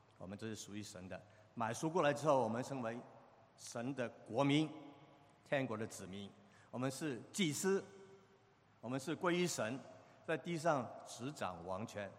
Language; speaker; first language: Chinese; non-native, local second language; Cantonese